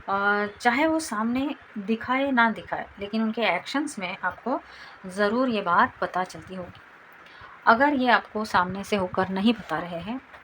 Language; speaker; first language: Hindi; native; Hindi